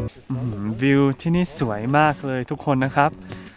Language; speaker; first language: Thai; early bilingual, heritage; Thai